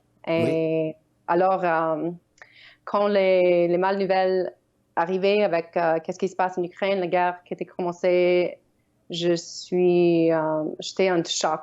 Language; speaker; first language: French; non-native, learner; Ukrainian